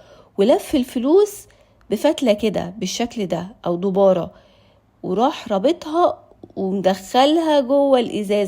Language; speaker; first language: Arabic; native; Arabic